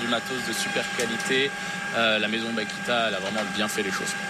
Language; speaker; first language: French; native; French